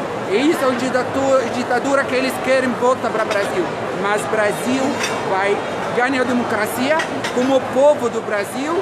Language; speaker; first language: Portuguese; non-native, learner; Arabic